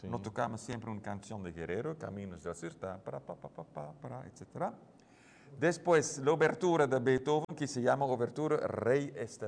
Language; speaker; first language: Spanish; non-native, learner; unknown